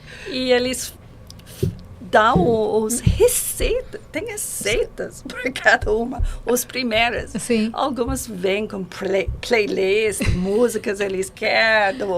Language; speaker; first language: Portuguese; non-native, learner; English